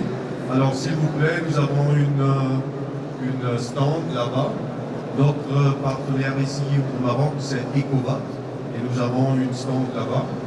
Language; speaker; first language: French; non-native, learner; German